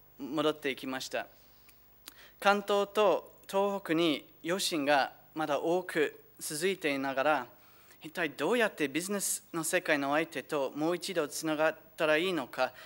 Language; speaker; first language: Japanese; non-native, fluent; English